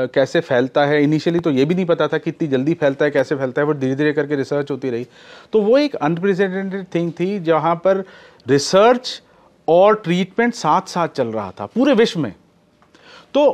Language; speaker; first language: Hindi; native; Hindi